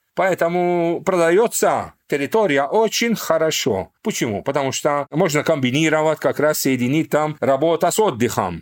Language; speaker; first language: Russian; non-native, fluent; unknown